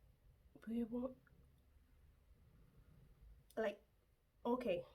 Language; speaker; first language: French; non-native, local second language; Haitian Creole